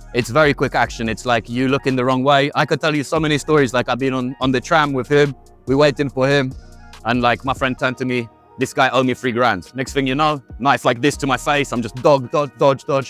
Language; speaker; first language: English; native; English